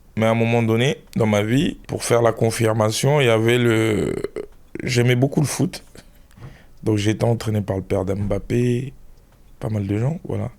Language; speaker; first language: French; early bilingual, other home language; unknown